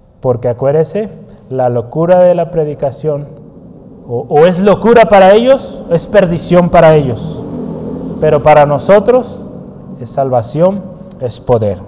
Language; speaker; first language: Spanish; native; Spanish